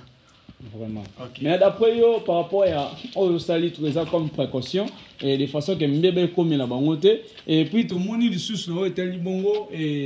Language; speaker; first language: French; non-native, local second language; Lingala